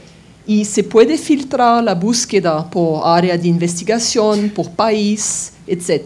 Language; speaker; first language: Spanish; non-native, fluent; French